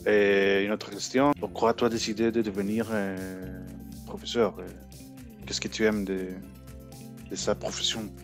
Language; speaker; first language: French; non-native, learner; Spanish